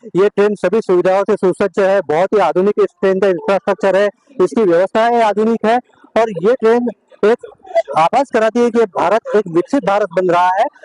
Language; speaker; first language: Hindi; non-native, local second language; Marathi